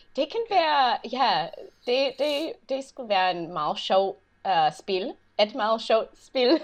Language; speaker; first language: Danish; non-native, learner; English